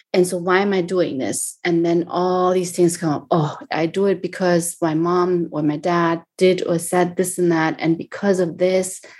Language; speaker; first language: English; non-native, fluent; German